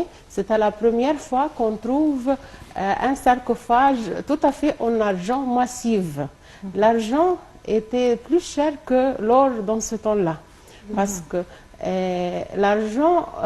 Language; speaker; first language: French; non-native, local second language; Arabic